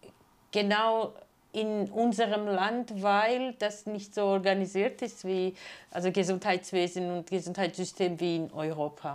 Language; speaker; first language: German; non-native, fluent; Georgian